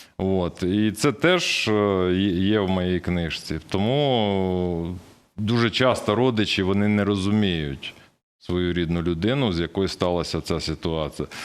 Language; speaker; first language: Ukrainian; native; Ukrainian